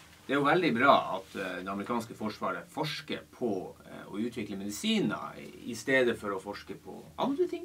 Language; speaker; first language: Norwegian; native; Norwegian